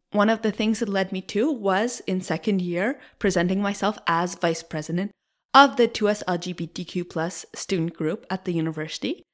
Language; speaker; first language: English; native; English